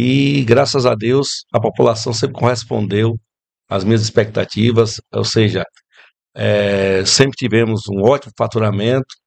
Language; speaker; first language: Portuguese; native; Portuguese